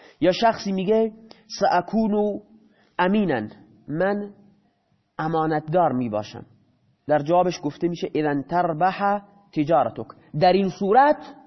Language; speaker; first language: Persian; non-native, local second language; Baluchi